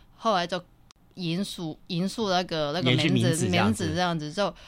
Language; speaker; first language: Chinese; non-native, fluent; Cantonese